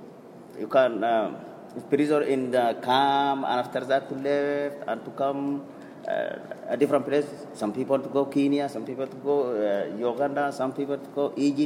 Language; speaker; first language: English; non-native, learner; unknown